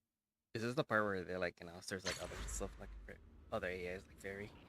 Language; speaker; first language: English; native; English